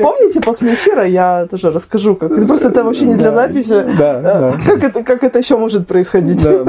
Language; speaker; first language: Russian; native; Russian